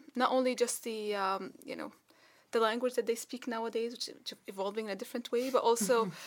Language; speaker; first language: English; non-native, fluent; Arabic